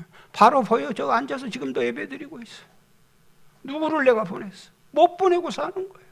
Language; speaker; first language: Korean; native; Korean